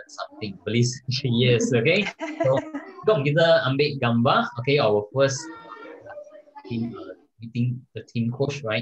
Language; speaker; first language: English; non-native, local second language; Malay